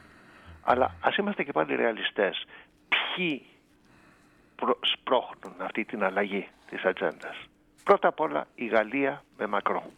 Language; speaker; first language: Greek; native; Greek